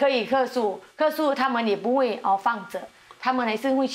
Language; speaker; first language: Chinese; non-native, fluent; Thai